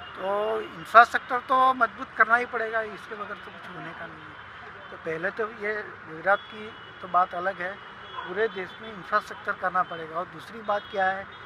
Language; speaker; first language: Hindi; non-native, local second language; Gujarati